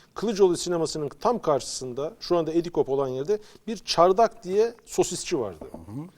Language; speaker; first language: Turkish; native; Turkish